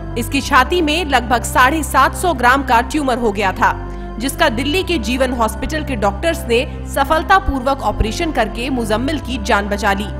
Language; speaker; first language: Hindi; native; Hindi